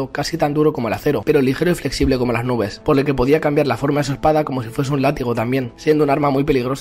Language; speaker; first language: Spanish; native; Spanish